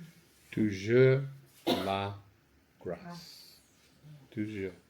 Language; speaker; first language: French; non-native, learner; English